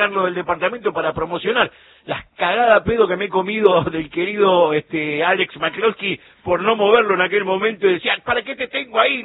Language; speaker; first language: Spanish; native; Spanish